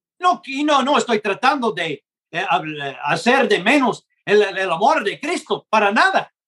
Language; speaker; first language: Spanish; non-native, fluent; English